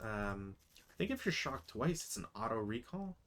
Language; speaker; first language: English; native; English